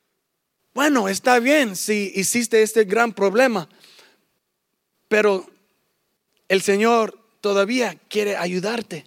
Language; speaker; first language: Spanish; early bilingual, heritage; English